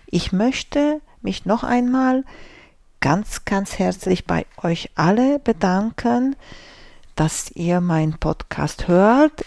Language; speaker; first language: German; non-native, fluent; Romanian